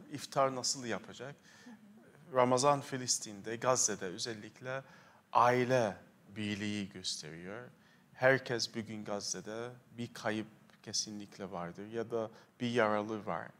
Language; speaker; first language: Turkish; non-native, fluent; Arabic